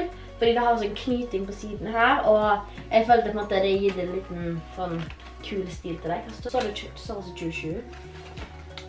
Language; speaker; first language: Norwegian; native; Norwegian